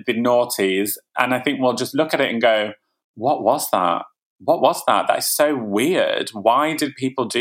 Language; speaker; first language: English; native; English